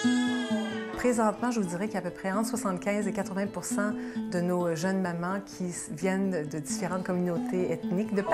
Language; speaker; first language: French; native; French